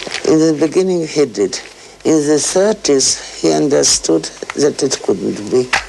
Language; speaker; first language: English; non-native, fluent; Russian